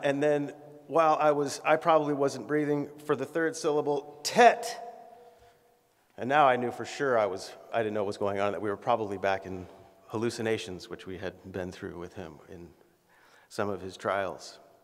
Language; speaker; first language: English; native; English